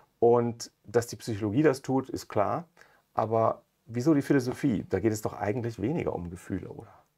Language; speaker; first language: German; native; German